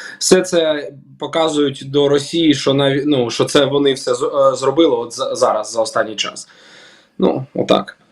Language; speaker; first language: Ukrainian; non-native, local second language; Russian